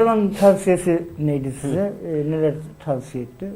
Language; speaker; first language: Turkish; native; Turkish